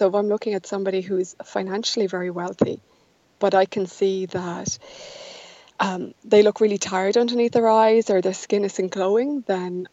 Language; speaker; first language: English; native; English